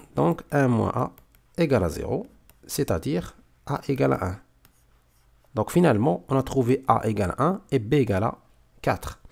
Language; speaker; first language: French; non-native, local second language; Arabic